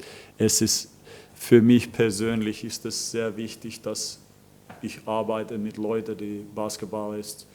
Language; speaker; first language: German; non-native, fluent; Finnish